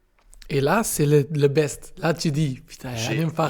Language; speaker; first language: French; non-native, learner; Portuguese